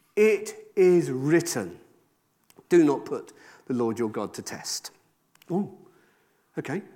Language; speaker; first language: English; native; English